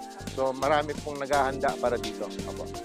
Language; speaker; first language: Filipino; native; Filipino